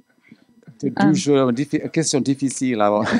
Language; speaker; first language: French; non-native, fluent; English